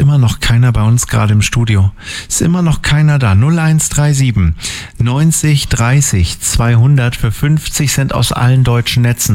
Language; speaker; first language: German; native; German